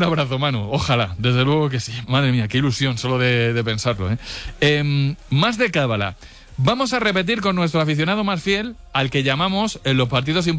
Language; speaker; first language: Spanish; native; Spanish